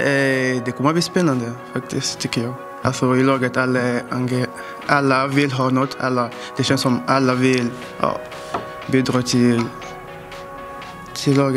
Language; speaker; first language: Swedish; non-native, fluent; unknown